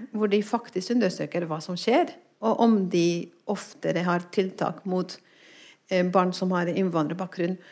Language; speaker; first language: Norwegian; non-native, fluent; Spanish